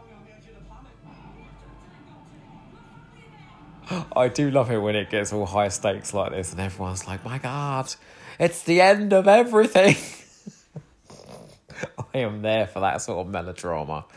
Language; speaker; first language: English; native; English